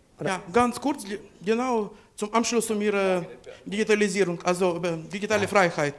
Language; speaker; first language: German; non-native, fluent; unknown